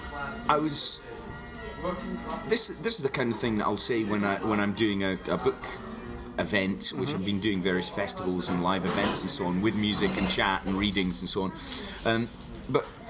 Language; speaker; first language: English; native; English